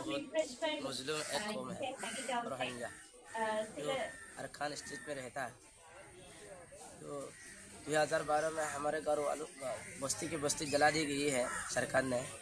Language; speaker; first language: Hindi; non-native, learner; Rohingya